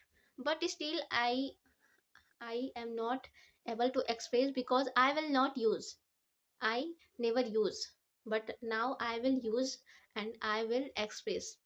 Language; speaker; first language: English; non-native, learner; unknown